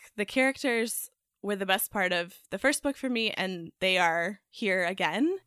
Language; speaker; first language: English; native; English